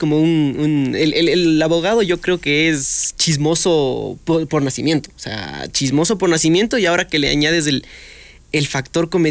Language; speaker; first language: Spanish; native; Spanish